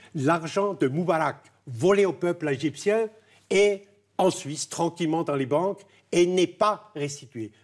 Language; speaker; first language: French; non-native, local second language; German